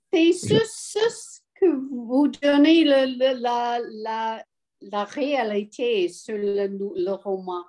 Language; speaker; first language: French; non-native, learner; English